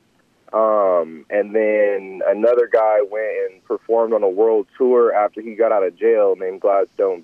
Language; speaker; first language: English; native; English